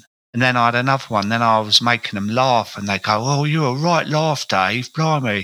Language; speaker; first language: English; native; English